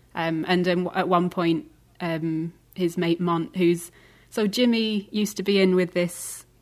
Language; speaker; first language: English; native; English